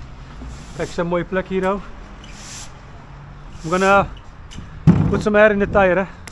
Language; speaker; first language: Dutch; native; Dutch